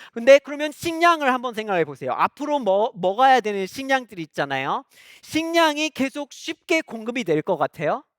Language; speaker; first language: Korean; non-native, fluent; English